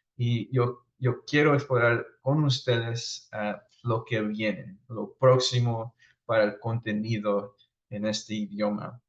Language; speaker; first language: Spanish; early bilingual, heritage; Spanish